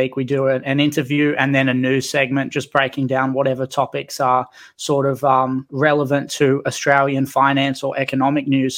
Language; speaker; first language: English; native; English